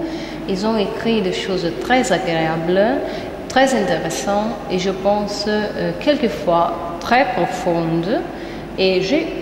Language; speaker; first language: French; non-native, fluent; Italian